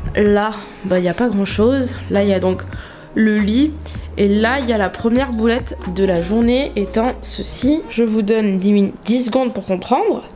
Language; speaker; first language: French; native; French